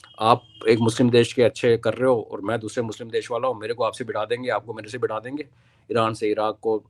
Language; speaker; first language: Hindi; non-native, local second language; Kashmiri